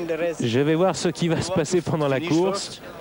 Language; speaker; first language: French; native; French